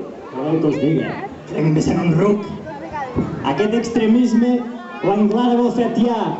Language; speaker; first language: Catalan; native; Catalan